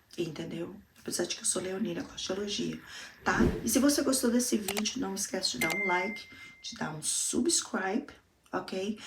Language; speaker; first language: Portuguese; native; Portuguese